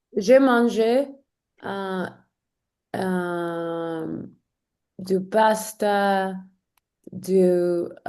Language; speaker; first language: French; non-native, learner; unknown